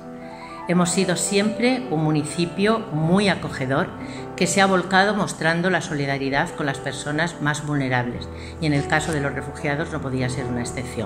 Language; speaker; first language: Spanish; native; Spanish